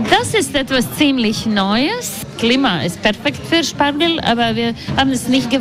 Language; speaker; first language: German; non-native, learner; Latvian